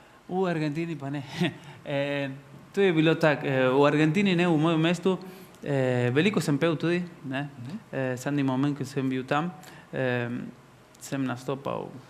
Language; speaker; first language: Slovenian; non-native, learner; Spanish